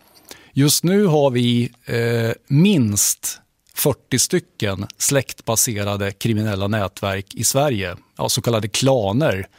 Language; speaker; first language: Swedish; native; Swedish